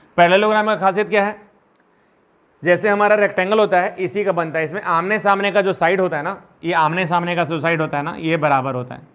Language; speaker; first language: Hindi; native; Hindi